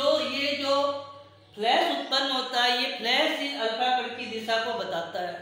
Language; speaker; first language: Hindi; native; Hindi